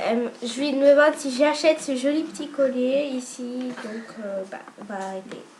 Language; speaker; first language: French; native; French